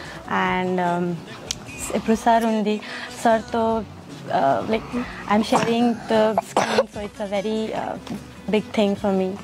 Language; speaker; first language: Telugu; non-native, learner; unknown